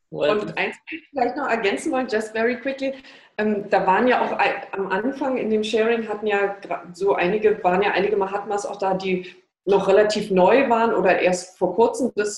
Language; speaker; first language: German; native; German